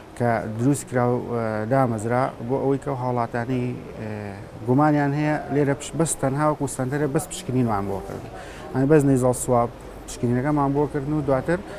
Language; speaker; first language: Central Kurdish; native; Central Kurdish